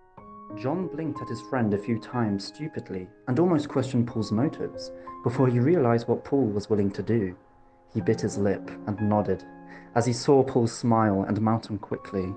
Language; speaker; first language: English; native; English